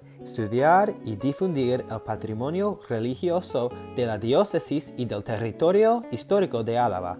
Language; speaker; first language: Spanish; non-native, learner; English